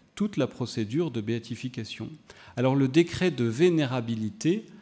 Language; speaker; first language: French; native; French